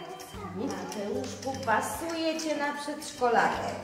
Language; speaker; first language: Polish; native; Polish